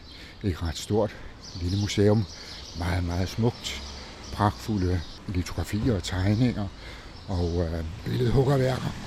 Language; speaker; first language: Danish; native; Danish